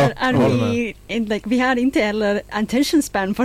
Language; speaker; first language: Swedish; non-native, fluent; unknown